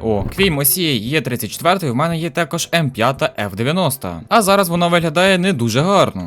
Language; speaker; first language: Ukrainian; native; Ukrainian